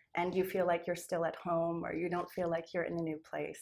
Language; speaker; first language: English; native; English